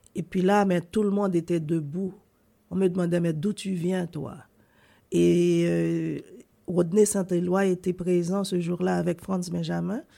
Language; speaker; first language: French; non-native, local second language; Haitian Creole